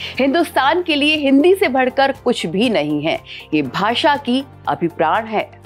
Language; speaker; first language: Hindi; native; Hindi